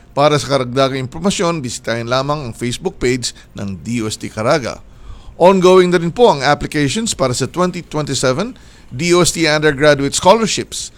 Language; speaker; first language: Filipino; native; Filipino